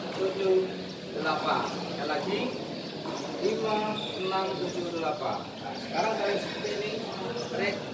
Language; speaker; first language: Indonesian; native; Indonesian